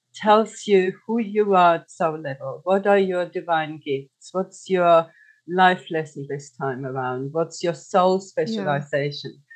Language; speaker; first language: English; non-native, fluent; German